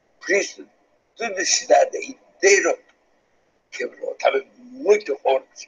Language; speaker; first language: Portuguese; non-native, learner; Japanese